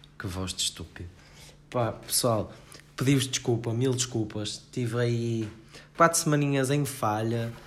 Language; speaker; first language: Portuguese; native; Portuguese